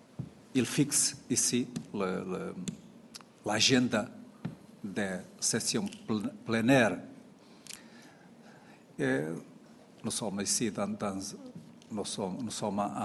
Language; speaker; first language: French; non-native, fluent; Portuguese